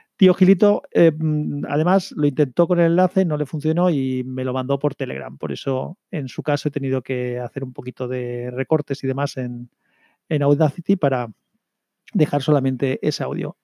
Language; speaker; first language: Spanish; native; Spanish